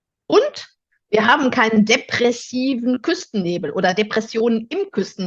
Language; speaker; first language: German; native; German